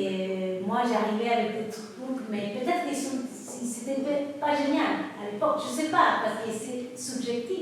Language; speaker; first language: French; non-native, fluent; Spanish